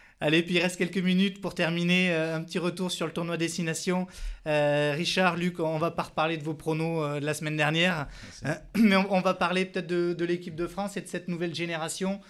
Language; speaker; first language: French; native; French